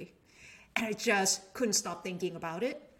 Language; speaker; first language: English; non-native, fluent; Thai